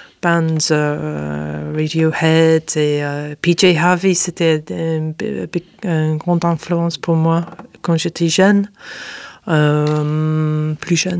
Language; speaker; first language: French; non-native, fluent; English